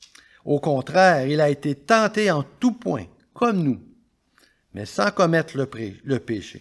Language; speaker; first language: French; native; French